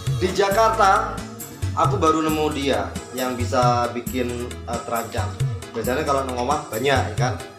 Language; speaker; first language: Indonesian; non-native, local second language; Javanese